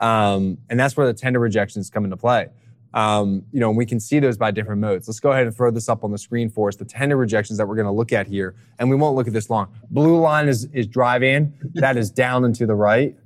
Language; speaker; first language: English; native; English